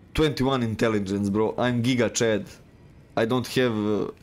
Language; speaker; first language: English; non-native, fluent; Serbian